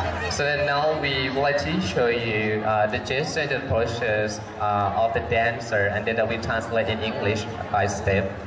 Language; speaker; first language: English; non-native, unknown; Thai